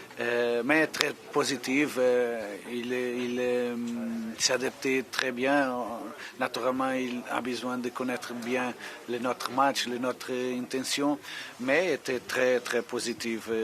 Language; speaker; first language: French; non-native, fluent; Portuguese